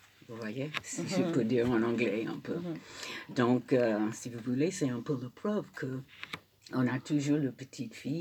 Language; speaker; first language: French; non-native, fluent; English